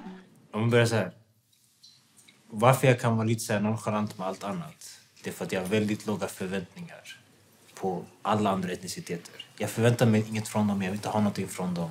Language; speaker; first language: Swedish; non-native, local second language; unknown